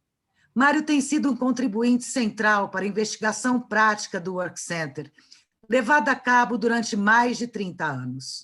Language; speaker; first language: Portuguese; native; Portuguese